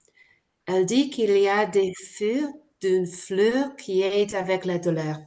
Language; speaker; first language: French; non-native, fluent; English